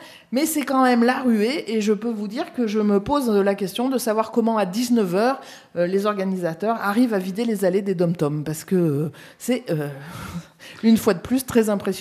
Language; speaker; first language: French; native; French